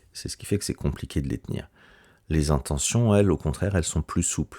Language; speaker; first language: French; native; French